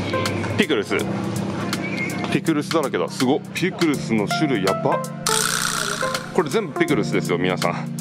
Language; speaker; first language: Japanese; native; Japanese